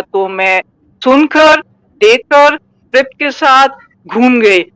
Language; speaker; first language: Hindi; non-native, fluent; German